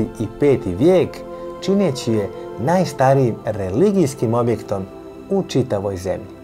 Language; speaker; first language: Croatian; native; Croatian